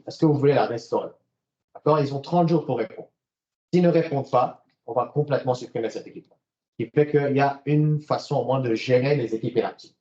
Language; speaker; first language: French; native; French